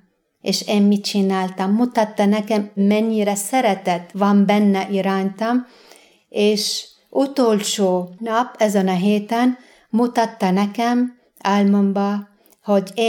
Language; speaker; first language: Hungarian; non-native, fluent; Arabic